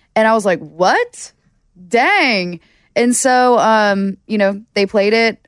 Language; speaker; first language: English; native; English